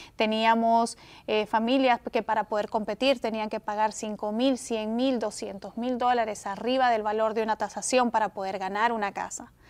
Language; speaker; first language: Spanish; native; Spanish